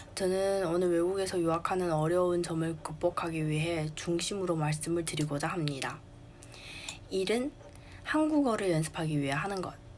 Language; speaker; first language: Korean; non-native, learner; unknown